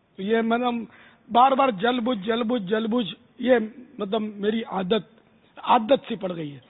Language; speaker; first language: Urdu; non-native, local second language; Memoni